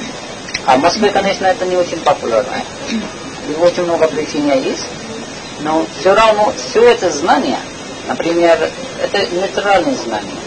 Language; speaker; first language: Russian; non-native, learner; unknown